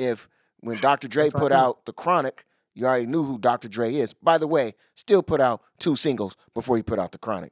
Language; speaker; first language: English; native; English